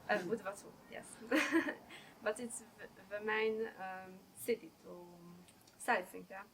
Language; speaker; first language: English; non-native, learner; Polish